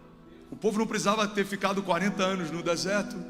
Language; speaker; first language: Portuguese; native; Portuguese